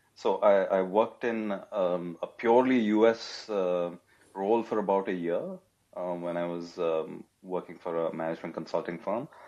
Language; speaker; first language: English; non-native, local second language; Telugu